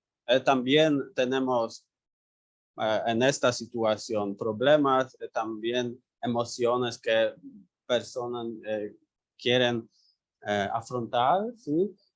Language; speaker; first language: Spanish; non-native, learner; Polish